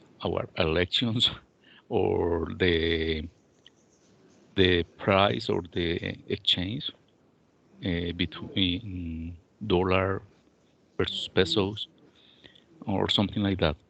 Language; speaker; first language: English; non-native, learner; Spanish